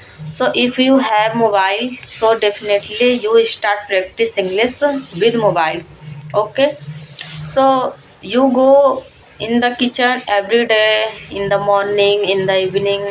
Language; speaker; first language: English; non-native, learner; Hindi